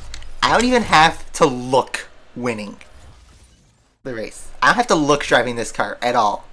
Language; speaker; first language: English; native; English